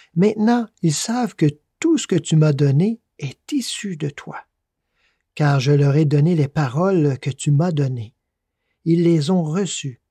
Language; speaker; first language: French; native; French